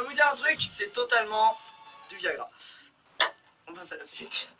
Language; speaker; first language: French; native; French